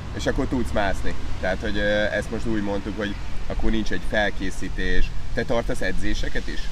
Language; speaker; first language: Hungarian; native; Hungarian